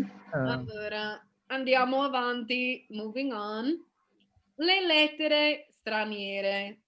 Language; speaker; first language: Italian; non-native, fluent; English